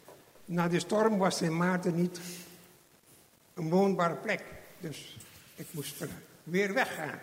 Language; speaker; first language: Dutch; non-native, fluent; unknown